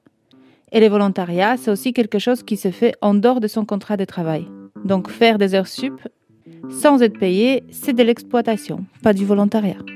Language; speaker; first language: French; native; French